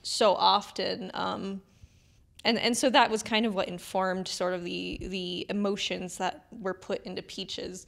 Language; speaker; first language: English; native; English